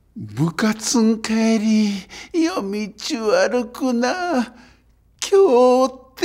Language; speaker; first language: Japanese; native; Japanese